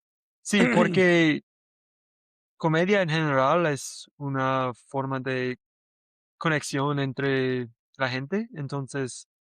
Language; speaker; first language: Spanish; non-native, learner; English